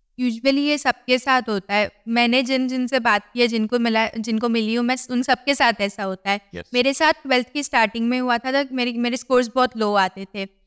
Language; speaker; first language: Hindi; native; Hindi